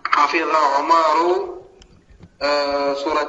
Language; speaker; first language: Arabic; non-native, learner; French